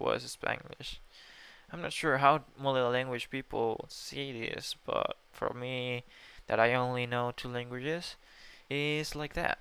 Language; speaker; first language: English; non-native, fluent; Spanish